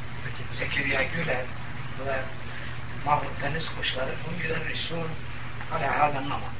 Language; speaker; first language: Arabic; non-native, fluent; Turkish